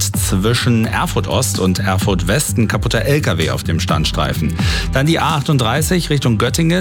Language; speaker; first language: German; native; German